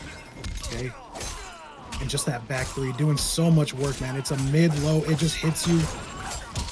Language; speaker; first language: English; native; English